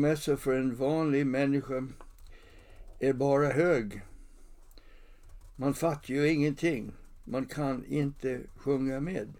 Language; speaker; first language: Swedish; non-native, fluent; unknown